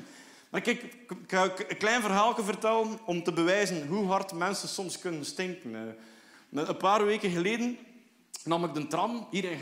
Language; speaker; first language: Dutch; native; Dutch